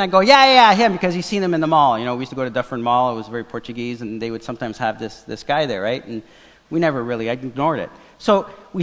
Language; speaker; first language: English; non-native, fluent; Portuguese